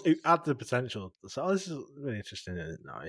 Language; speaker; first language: English; native; English